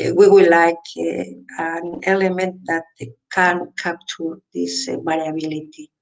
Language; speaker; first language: English; non-native, fluent; Spanish